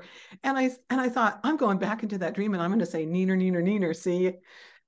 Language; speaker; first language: English; native; English